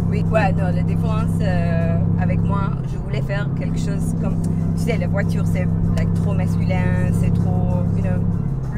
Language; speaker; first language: French; non-native, learner; English